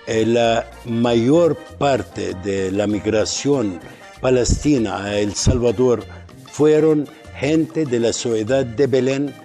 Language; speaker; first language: Spanish; non-native, fluent; Arabic